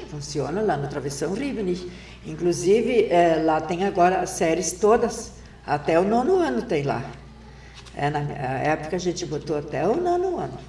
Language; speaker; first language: Portuguese; non-native, local second language; German